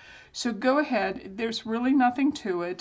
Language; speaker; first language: English; native; English